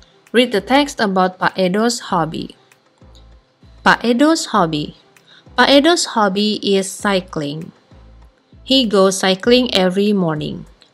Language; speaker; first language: English; non-native, fluent; Indonesian